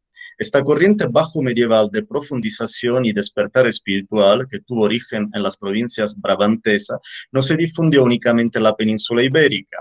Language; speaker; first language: Spanish; native; Spanish